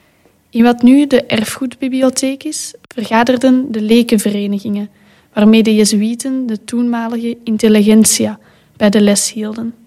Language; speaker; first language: Dutch; native; Dutch